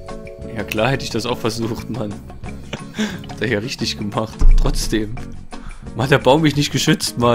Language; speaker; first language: German; native; German